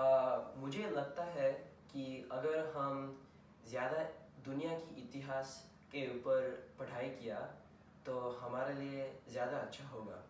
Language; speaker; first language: Hindi; early bilingual, heritage; Hindi